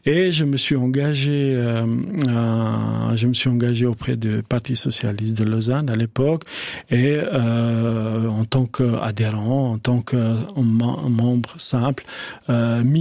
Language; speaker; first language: French; non-native, fluent; Albanian